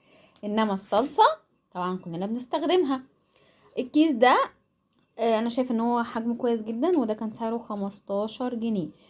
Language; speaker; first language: Arabic; native; Arabic